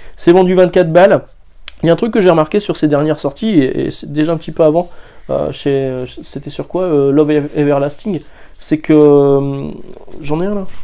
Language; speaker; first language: French; native; French